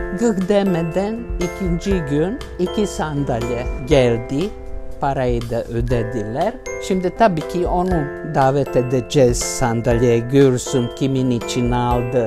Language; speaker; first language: Turkish; non-native, fluent; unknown